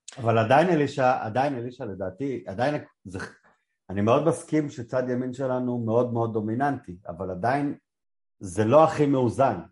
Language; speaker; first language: Hebrew; native; Hebrew